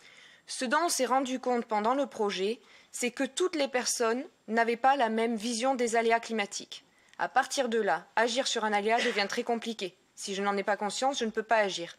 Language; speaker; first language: French; native; French